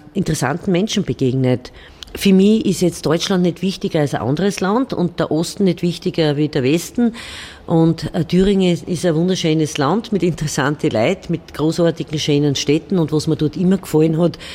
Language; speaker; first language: German; native; German